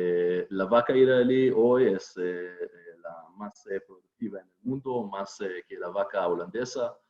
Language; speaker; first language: Spanish; non-native, fluent; Hebrew